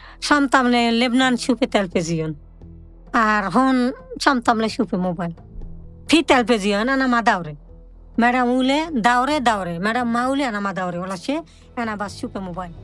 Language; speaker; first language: Arabic; non-native, learner; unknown